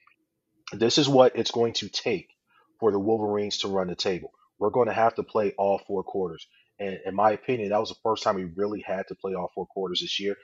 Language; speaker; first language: English; native; English